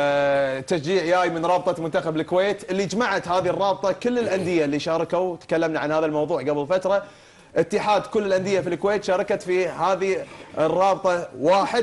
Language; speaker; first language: Arabic; native; Arabic